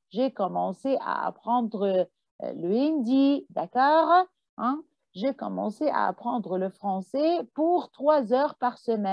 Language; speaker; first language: French; non-native, fluent; Arabic